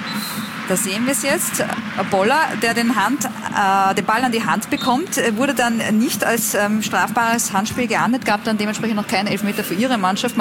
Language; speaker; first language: German; native; German